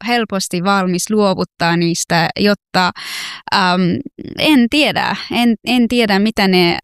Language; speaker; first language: Finnish; non-native, fluent; Persian